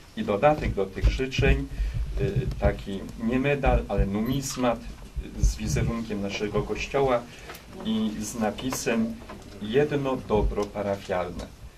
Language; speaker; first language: Polish; native; Polish